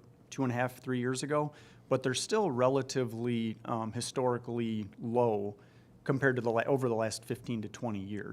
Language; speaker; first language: English; native; English